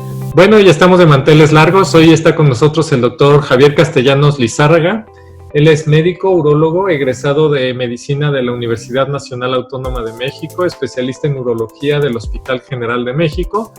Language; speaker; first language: Spanish; native; Spanish